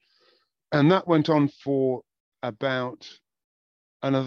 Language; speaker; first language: English; native; English